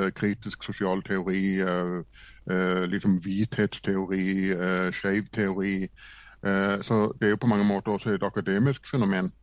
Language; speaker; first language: Norwegian; native; Norwegian